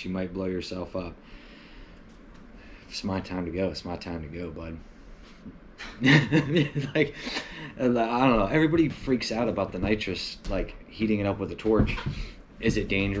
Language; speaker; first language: English; native; English